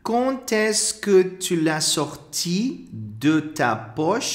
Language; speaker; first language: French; non-native, fluent; Portuguese